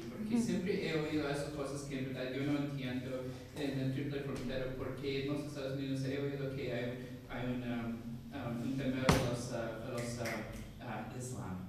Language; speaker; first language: Spanish; non-native, fluent; English